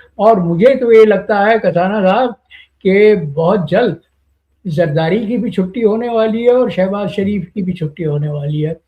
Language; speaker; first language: Urdu; native; Urdu